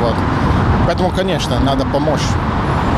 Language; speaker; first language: Russian; non-native, learner; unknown